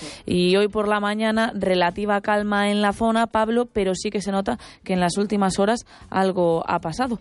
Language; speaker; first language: Spanish; native; Spanish